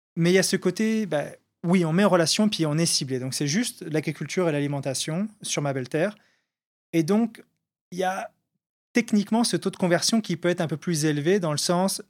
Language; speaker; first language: French; native; French